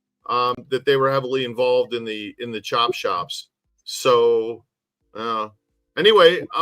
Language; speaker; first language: English; native; English